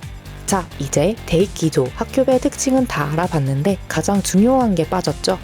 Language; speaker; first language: Korean; native; Korean